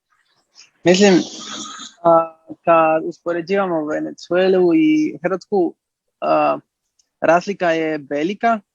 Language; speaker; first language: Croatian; early bilingual, heritage; Spanish